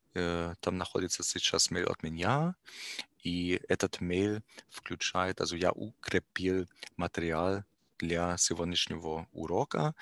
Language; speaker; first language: Russian; non-native, learner; German